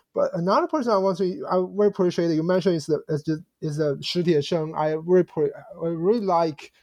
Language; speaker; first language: English; non-native, fluent; Chinese